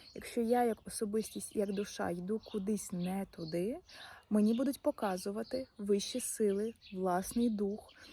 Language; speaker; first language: Ukrainian; non-native, local second language; Russian